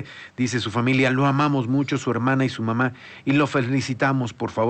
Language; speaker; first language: Spanish; native; Spanish